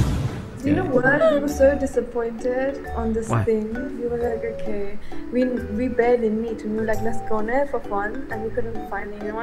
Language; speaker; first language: English; non-native, local second language; Filipino